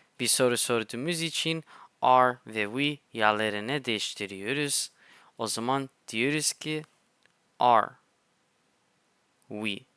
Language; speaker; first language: Turkish; non-native, fluent; English